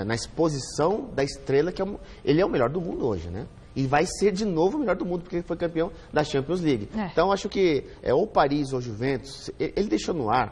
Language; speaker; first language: Portuguese; native; Portuguese